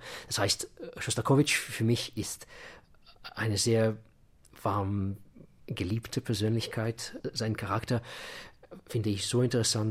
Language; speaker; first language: German; non-native, fluent; Russian